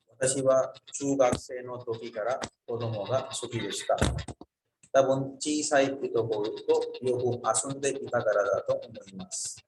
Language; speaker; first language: Japanese; non-native, fluent; Urdu